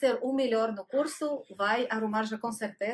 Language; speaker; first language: Portuguese; non-native, fluent; Russian